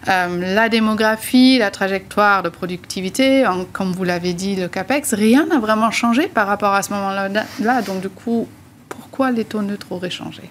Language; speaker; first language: French; native; French